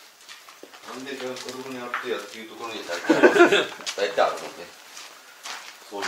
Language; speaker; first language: Japanese; native; Japanese